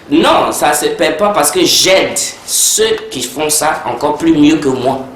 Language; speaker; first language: French; early bilingual, heritage; French